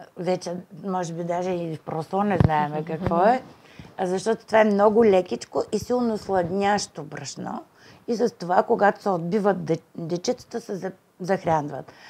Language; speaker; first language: Bulgarian; native; Bulgarian